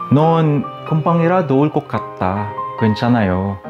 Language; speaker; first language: Korean; non-native, learner; Filipino